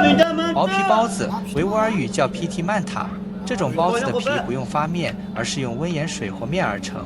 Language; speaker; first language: Chinese; native; Chinese